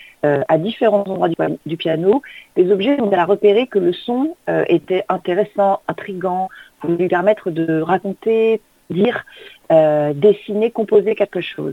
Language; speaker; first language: French; native; French